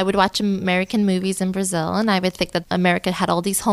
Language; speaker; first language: English; early bilingual, other home language; Portuguese